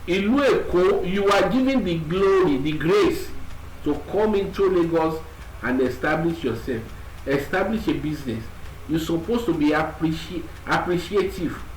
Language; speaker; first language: English; non-native, local second language; Yoruba